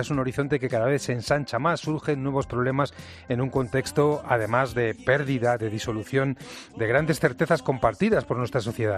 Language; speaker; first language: Spanish; native; Spanish